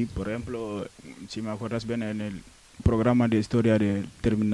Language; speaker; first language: Spanish; non-native, learner; Wolof